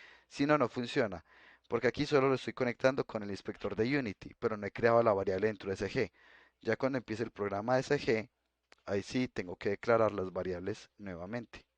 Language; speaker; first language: Spanish; native; Spanish